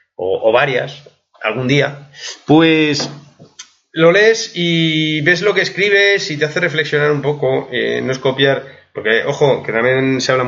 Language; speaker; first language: Spanish; native; Spanish